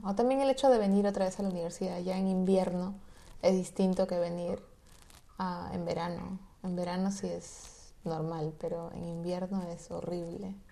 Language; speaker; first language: Spanish; native; Spanish